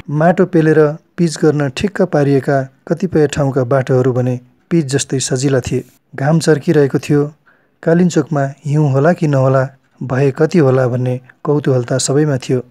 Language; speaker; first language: Nepali; native; Nepali